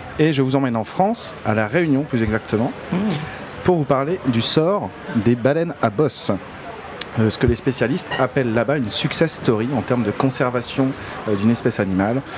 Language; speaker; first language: French; native; French